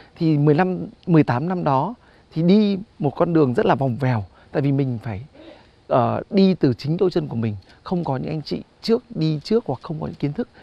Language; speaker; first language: Vietnamese; native; Vietnamese